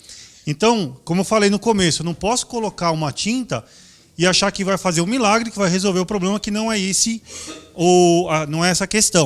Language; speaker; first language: Portuguese; native; Portuguese